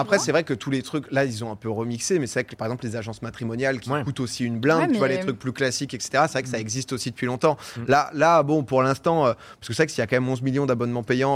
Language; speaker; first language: French; native; French